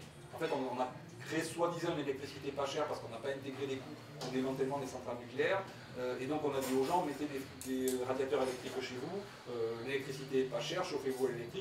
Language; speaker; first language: French; native; French